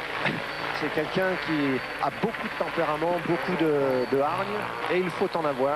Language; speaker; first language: French; native; French